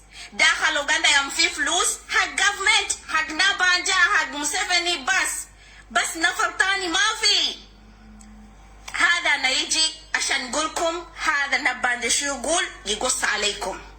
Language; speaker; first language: Arabic; non-native, learner; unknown